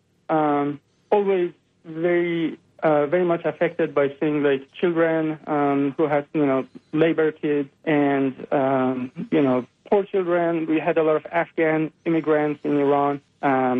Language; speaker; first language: English; non-native, fluent; Persian